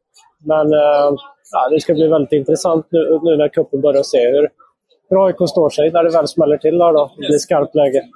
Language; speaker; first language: Swedish; native; Swedish